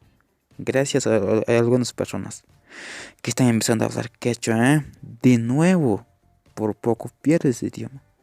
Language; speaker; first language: Spanish; non-native, local second language; Quechua